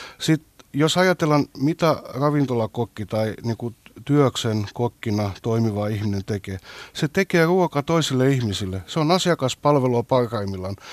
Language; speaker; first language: Finnish; non-native, fluent; Greek